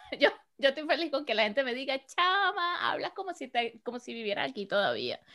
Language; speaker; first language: Spanish; native; Spanish